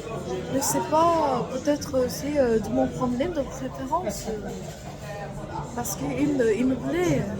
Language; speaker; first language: French; non-native, learner; Korean